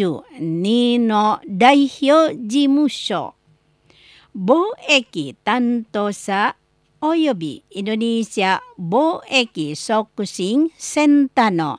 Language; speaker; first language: Japanese; non-native, learner; Indonesian